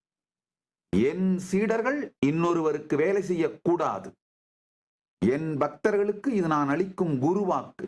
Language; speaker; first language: Tamil; native; Tamil